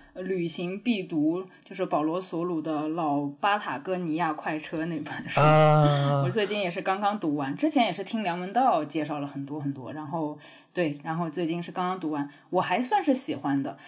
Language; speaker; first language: Chinese; native; Chinese